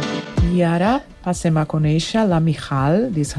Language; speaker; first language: Catalan; non-native, learner; Portuguese